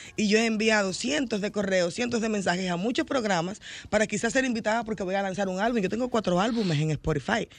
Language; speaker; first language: Spanish; native; Spanish